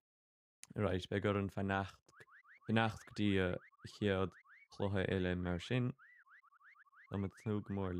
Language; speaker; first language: Irish; non-native, local second language; English